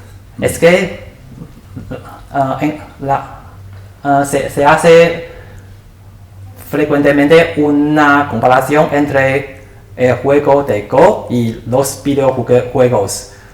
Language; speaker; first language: Spanish; non-native, learner; Chinese